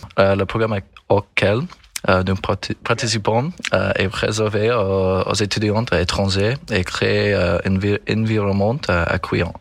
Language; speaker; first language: French; non-native, learner; English